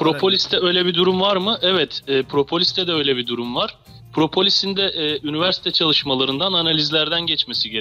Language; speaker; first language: Turkish; native; Turkish